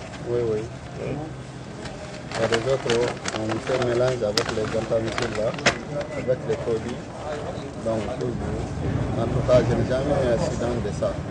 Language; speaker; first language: French; non-native, learner; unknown